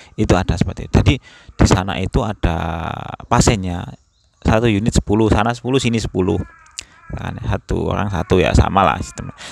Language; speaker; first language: Indonesian; native; Indonesian